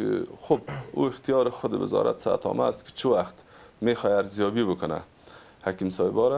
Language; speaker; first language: Persian; native; Persian